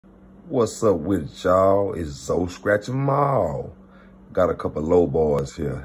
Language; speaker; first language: English; native; English